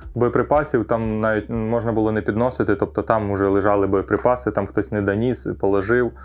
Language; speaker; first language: Ukrainian; non-native, local second language; Russian